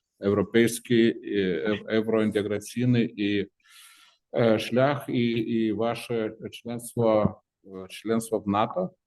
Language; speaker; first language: Ukrainian; non-native, fluent; Lithuanian